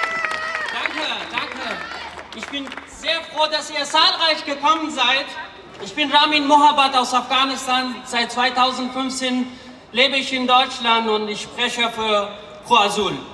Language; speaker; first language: German; non-native, fluent; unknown